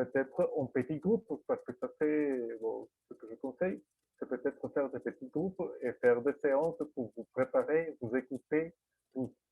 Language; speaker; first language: French; non-native, fluent; Spanish